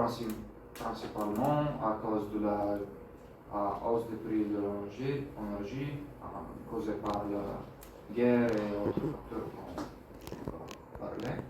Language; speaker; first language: French; non-native, learner; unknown